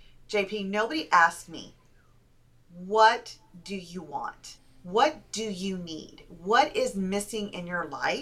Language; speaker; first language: English; native; English